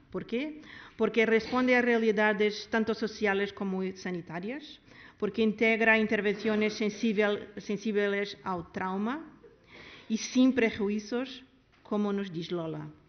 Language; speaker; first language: Spanish; non-native, learner; Portuguese